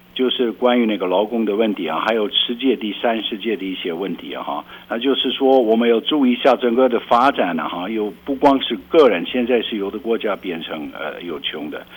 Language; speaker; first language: Chinese; non-native, fluent; Dutch